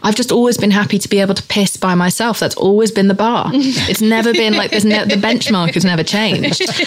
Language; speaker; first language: English; native; English